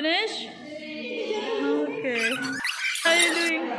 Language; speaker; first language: English; non-native, fluent; Indonesian